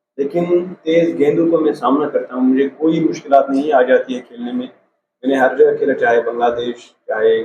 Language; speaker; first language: Hindi; non-native, local second language; Kashmiri